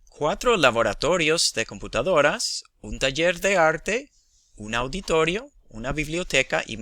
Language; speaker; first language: Spanish; non-native, fluent; English